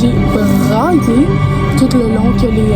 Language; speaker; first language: French; native; French